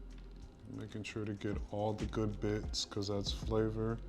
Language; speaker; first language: English; native; English